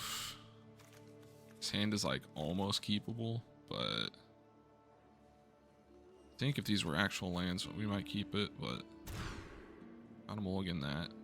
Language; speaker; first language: English; native; English